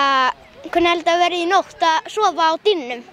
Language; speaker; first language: Icelandic; native; Icelandic